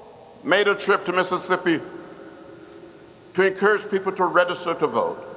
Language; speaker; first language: English; native; English